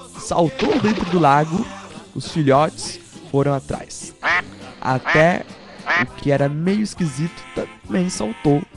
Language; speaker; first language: Portuguese; native; Portuguese